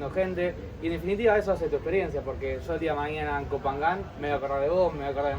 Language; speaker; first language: Spanish; native; Spanish